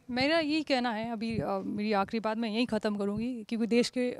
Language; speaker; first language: Hindi; native; Hindi